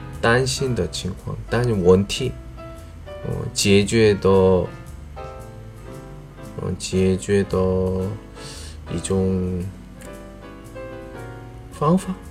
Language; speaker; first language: Chinese; non-native, learner; Korean